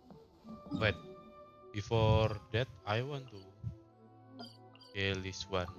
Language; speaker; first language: English; non-native, learner; Indonesian